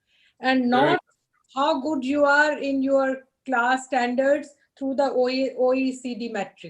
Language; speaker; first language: English; non-native, local second language; Hindi